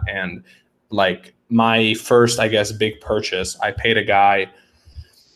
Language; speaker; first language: English; native; English